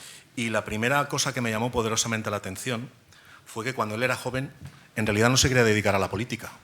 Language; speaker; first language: Spanish; native; Spanish